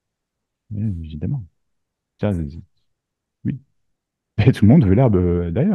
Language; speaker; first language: French; native; French